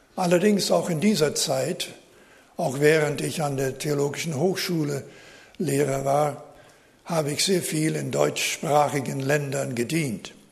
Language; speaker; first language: German; early bilingual, heritage; German